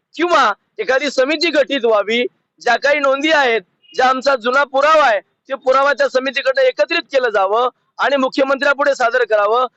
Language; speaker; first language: Marathi; non-native, local second language; Lambadi